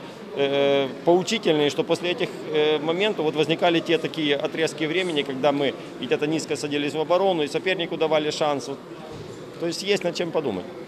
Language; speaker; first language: Russian; native; Russian